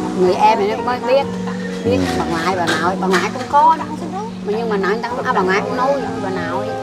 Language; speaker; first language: Vietnamese; non-native, local second language; Khmer